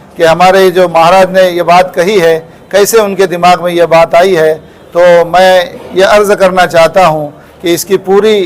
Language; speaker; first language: Urdu; native; Urdu